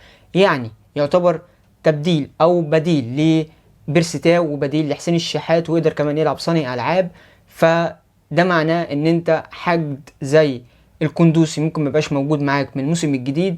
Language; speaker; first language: Arabic; native; Arabic